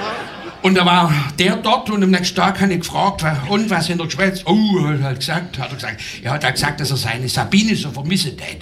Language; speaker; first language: German; native; German